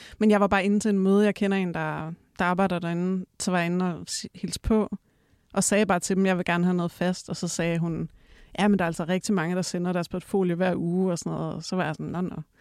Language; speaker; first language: Danish; native; Danish